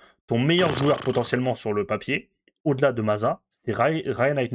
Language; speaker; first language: French; native; French